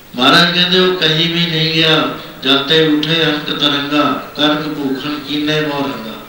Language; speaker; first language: Hindi; non-native, local second language; Punjabi